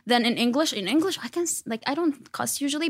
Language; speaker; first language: English; non-native, fluent; Arabic